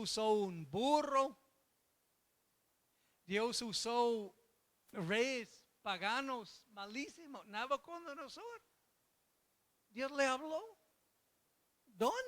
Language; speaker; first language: Spanish; non-native, fluent; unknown